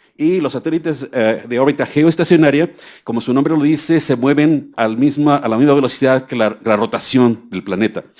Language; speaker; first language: Spanish; native; Spanish